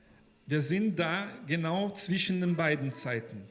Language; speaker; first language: German; non-native, fluent; Portuguese